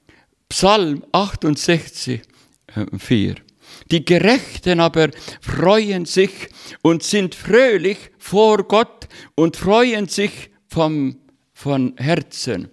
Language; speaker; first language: German; non-native, learner; Russian